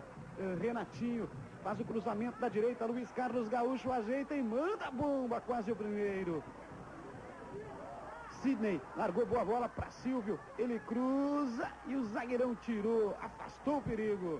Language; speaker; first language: Portuguese; native; Portuguese